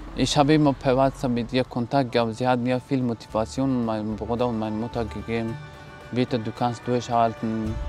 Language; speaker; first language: German; non-native, learner; Persian